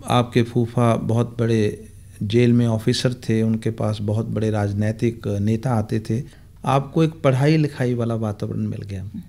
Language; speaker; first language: Hindi; non-native, local second language; Punjabi